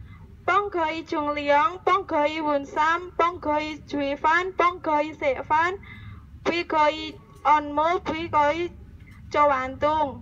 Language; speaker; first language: Cantonese; non-native, learner; Indonesian